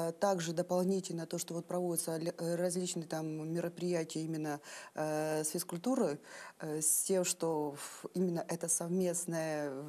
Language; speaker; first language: Russian; native; Russian